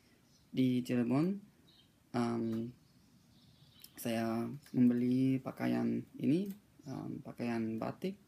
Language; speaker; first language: Indonesian; non-native, learner; German